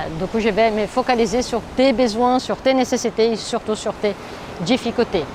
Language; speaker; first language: French; non-native, fluent; Portuguese